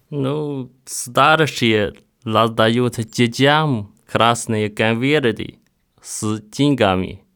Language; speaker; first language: Russian; non-native, learner; Chinese